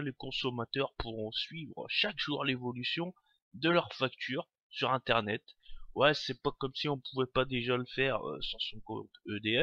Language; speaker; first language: French; native; French